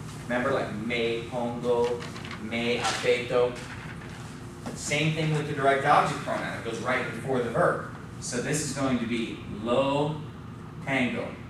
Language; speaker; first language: English; native; English